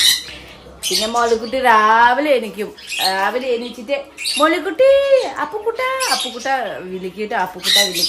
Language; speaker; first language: Malayalam; non-native, learner; Nepali